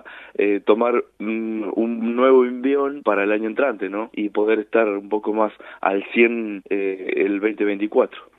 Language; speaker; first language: Spanish; native; Spanish